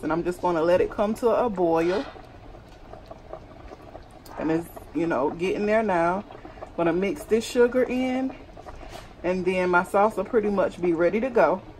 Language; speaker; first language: English; native; English